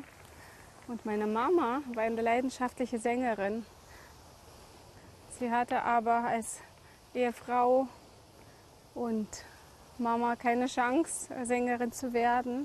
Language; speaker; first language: German; native; German